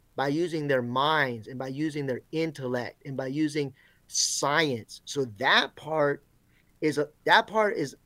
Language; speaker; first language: English; native; English